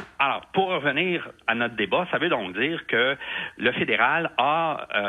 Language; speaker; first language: French; native; French